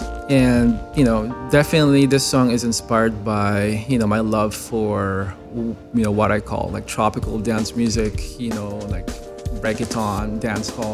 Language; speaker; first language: English; non-native, local second language; Filipino